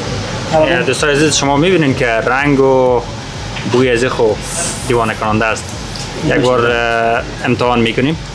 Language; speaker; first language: Persian; native; Persian